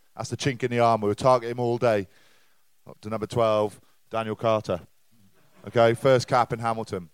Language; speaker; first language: English; native; English